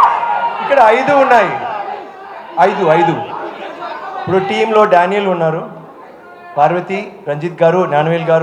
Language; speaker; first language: Telugu; non-native, local second language; Tamil